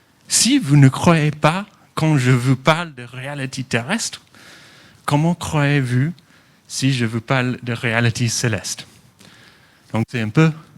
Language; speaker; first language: French; non-native, fluent; English